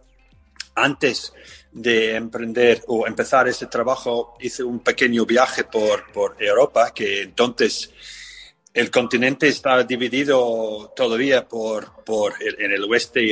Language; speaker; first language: Spanish; non-native, fluent; English